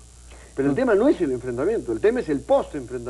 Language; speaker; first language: Spanish; native; Spanish